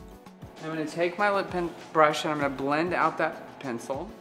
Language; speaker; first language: English; native; English